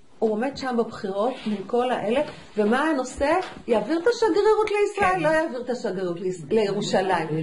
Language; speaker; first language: Hebrew; native; Hebrew